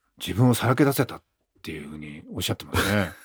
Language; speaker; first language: Japanese; native; Japanese